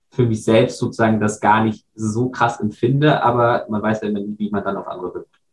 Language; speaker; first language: German; native; German